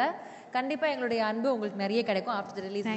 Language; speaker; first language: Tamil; native; Tamil